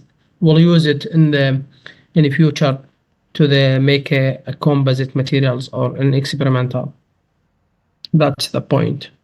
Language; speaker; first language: English; non-native, learner; Arabic